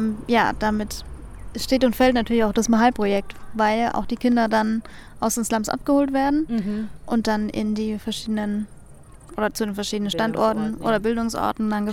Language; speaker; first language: German; native; German